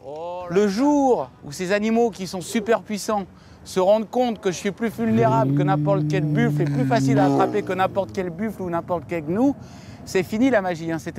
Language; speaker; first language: French; native; French